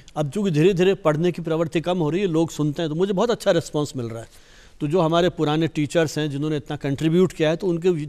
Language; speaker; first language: Hindi; native; Hindi